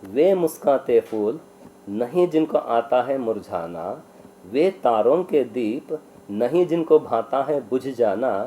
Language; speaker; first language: Hindi; non-native, local second language; Kannada